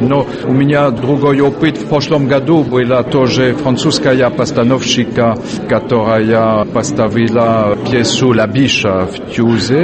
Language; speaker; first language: Russian; non-native, fluent; French